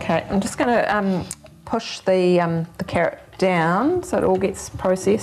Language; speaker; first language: English; native; English